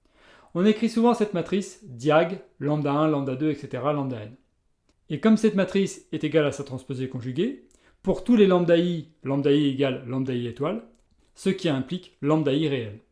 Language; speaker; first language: French; native; French